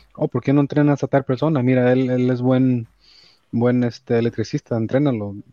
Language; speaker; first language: Spanish; early bilingual, heritage; Spanish